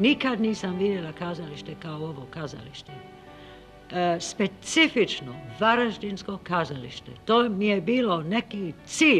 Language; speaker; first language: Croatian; non-native, fluent; English